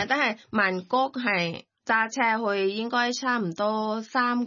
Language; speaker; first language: Cantonese; non-native, fluent; Thai